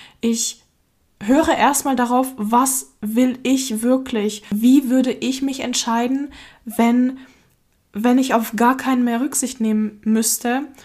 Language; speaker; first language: German; early bilingual, other home language; Russian